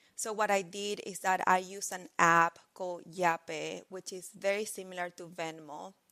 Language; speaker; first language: English; non-native, fluent; Spanish